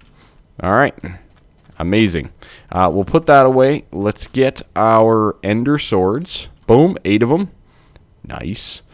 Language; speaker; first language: English; native; English